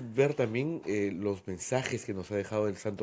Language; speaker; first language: Spanish; native; Spanish